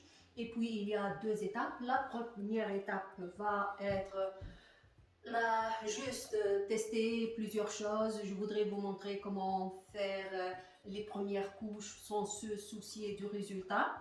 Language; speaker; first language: French; non-native, fluent; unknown